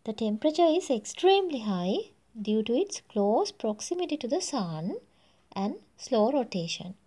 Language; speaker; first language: English; non-native, local second language; Sinhala